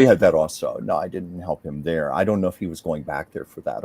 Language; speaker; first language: English; native; English